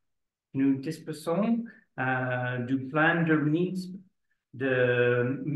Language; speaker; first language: French; non-native, learner; English